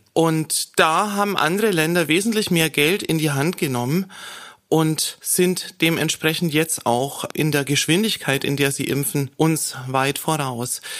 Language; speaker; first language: German; native; German